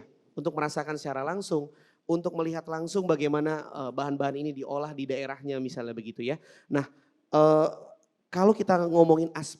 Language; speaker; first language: Indonesian; native; Indonesian